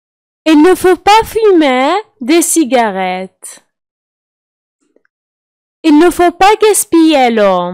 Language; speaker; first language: French; non-native, fluent; Arabic